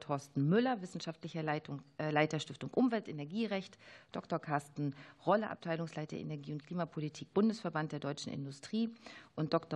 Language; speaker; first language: German; native; German